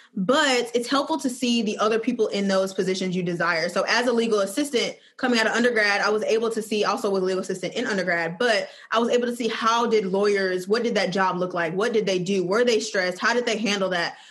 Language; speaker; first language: English; native; English